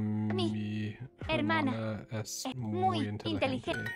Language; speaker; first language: Spanish; non-native, learner; English